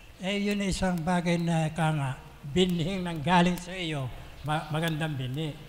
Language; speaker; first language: Filipino; native; Filipino